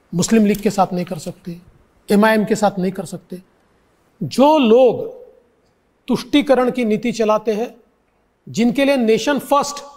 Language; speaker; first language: Hindi; non-native, local second language; Marathi